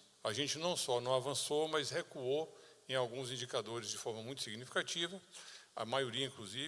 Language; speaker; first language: Portuguese; native; Portuguese